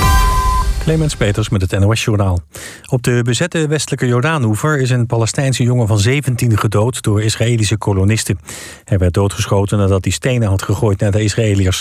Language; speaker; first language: Dutch; native; Dutch